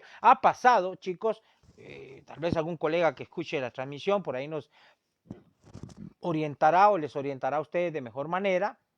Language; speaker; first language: Spanish; native; Spanish